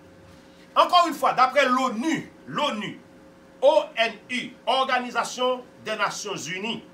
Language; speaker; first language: French; non-native, local second language; Haitian Creole